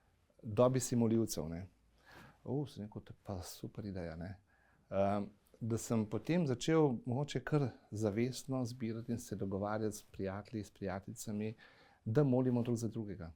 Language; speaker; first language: Slovenian; native; Slovenian